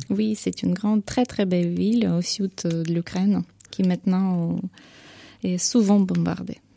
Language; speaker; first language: French; non-native, fluent; Ukrainian